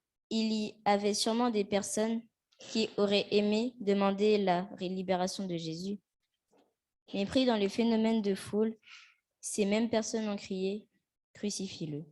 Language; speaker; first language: French; native; French